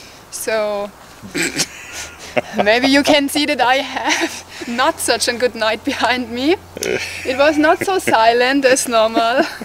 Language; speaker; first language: English; non-native, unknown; German